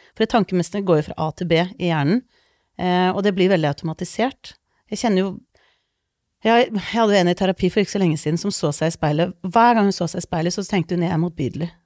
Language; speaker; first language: Norwegian; early bilingual, other home language; Icelandic